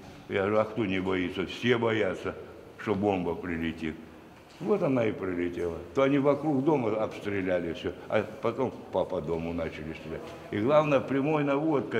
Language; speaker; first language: Russian; native; Russian